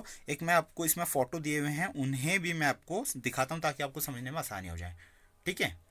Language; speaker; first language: Hindi; native; Hindi